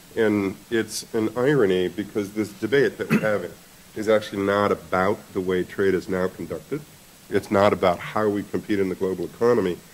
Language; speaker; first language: English; native; English